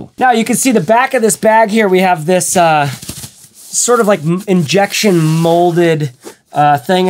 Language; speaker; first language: English; native; English